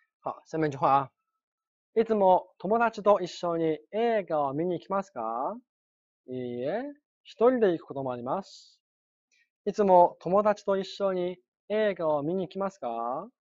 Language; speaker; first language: Japanese; non-native, fluent; Chinese